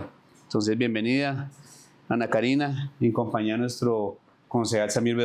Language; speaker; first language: Spanish; native; Spanish